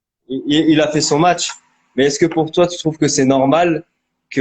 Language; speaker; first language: French; native; French